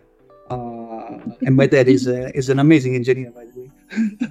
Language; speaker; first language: English; non-native, fluent; Italian